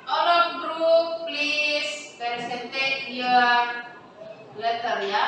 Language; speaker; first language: English; non-native, learner; Indonesian